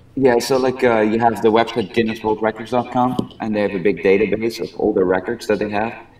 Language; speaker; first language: English; non-native, fluent; Dutch